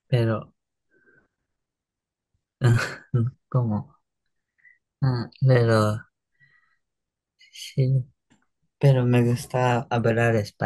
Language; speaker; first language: Spanish; non-native, learner; Japanese